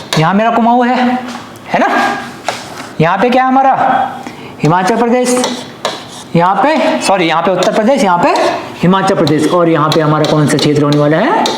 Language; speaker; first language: Hindi; native; Hindi